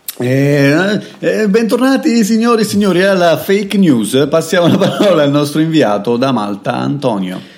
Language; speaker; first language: Italian; native; Italian